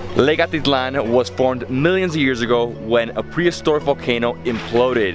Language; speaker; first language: English; native; English